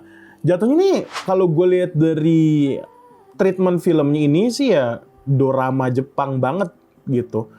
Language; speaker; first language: Indonesian; native; Indonesian